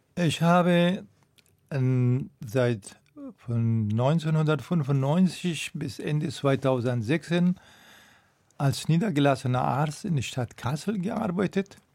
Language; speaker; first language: German; non-native, fluent; Persian